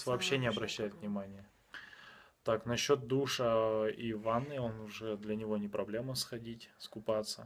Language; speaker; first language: Russian; native; Russian